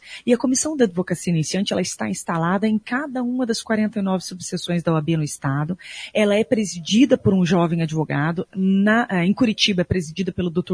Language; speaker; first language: Portuguese; native; Portuguese